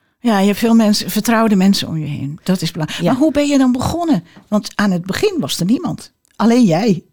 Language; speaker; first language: Dutch; native; Dutch